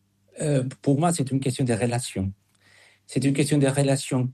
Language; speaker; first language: French; non-native, fluent; Spanish